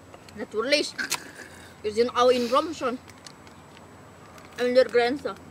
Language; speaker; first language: German; non-native, learner; Indonesian